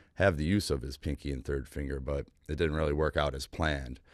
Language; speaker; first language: English; native; English